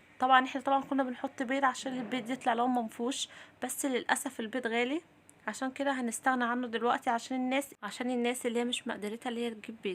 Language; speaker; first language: Arabic; native; Arabic